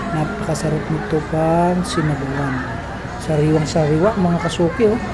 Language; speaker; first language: Filipino; native; Filipino